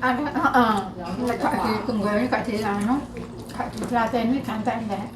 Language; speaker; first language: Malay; non-native, local second language; Javanese